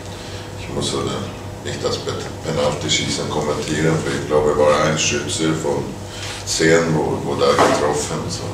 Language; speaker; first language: German; non-native, fluent; Swedish